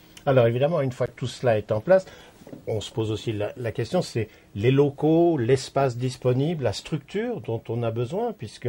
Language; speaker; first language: French; native; French